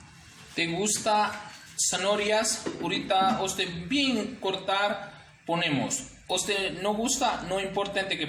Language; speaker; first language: Spanish; non-native, learner; Urdu